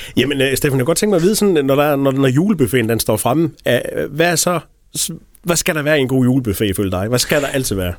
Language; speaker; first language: Danish; native; Danish